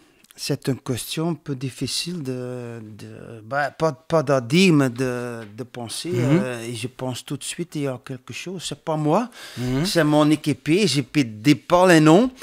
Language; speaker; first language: French; non-native, learner; Dutch